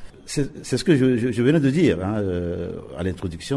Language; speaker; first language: French; non-native, local second language; Sango